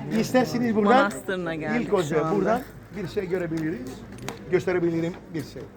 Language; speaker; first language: Turkish; non-native, learner; Greek